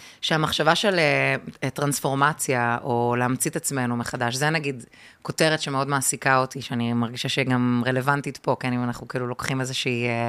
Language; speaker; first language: Hebrew; early bilingual, other home language; Russian